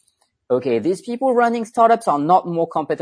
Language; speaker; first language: English; non-native, fluent; French